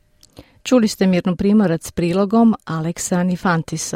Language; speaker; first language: Croatian; native; Croatian